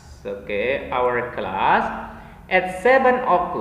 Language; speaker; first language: English; non-native, fluent; Indonesian